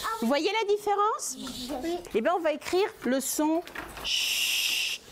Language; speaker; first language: French; native; French